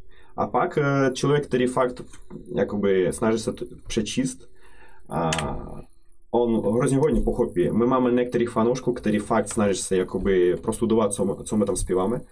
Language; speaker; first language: Czech; non-native, learner; Russian